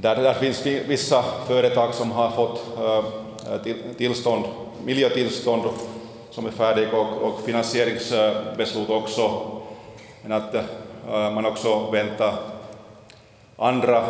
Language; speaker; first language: Swedish; non-native, local second language; Finnish